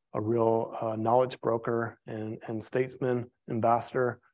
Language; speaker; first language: English; native; English